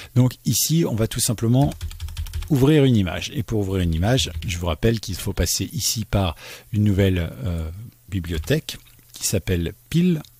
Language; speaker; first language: French; native; French